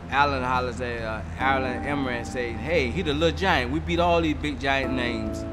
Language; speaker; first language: English; native; English